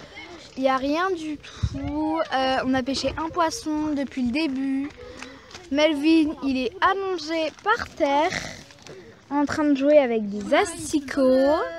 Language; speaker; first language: French; native; French